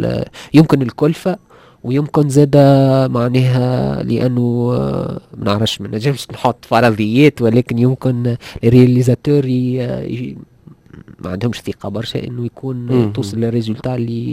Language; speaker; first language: Arabic; native; Arabic